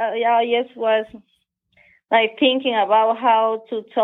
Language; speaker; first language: English; non-native, learner; Spanish